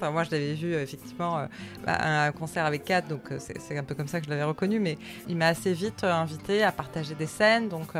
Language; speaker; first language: French; early bilingual, other home language; Arabic